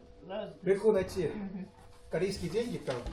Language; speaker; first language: Russian; non-native, learner; Korean